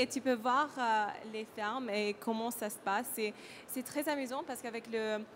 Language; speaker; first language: French; non-native, learner; Arabic